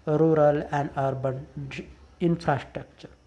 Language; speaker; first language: English; non-native, local second language; Marathi